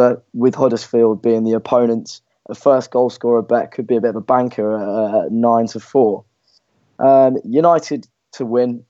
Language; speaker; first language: English; native; English